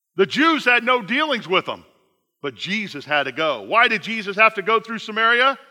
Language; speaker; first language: English; native; English